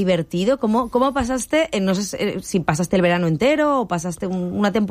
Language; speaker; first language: Spanish; native; Spanish